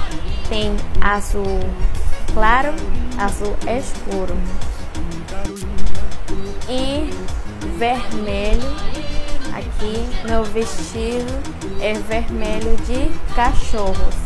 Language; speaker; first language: Portuguese; non-native, fluent; Spanish